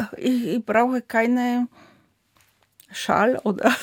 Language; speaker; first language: German; non-native, fluent; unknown